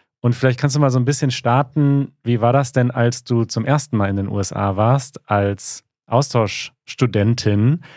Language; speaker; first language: German; native; German